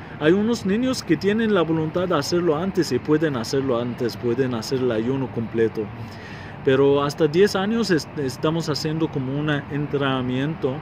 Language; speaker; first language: Spanish; non-native, fluent; Arabic